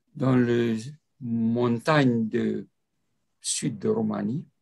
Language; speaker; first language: French; non-native, fluent; Romanian